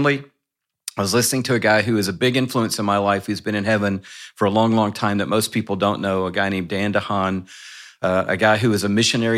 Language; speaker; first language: English; native; English